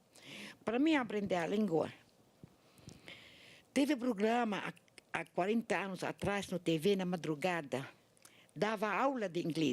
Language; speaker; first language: Portuguese; non-native, learner; Arabic